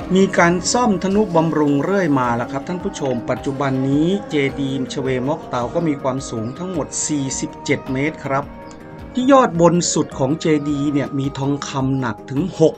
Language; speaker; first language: Thai; native; Thai